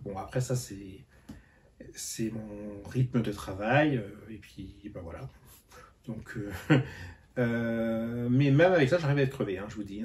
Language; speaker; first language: French; native; French